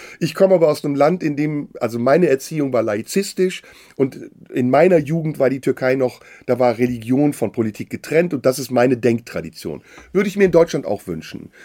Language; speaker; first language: German; early bilingual, other home language; Turkish